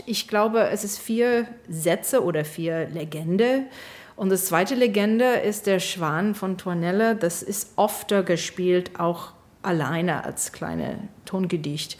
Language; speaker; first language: German; non-native, fluent; English